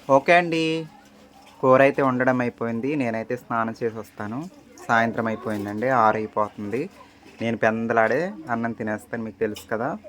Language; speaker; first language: Telugu; non-native, local second language; Koya